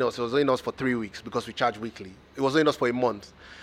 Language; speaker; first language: English; non-native, local second language; Yoruba